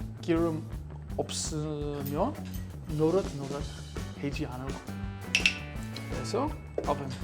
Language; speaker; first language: Korean; non-native, learner; English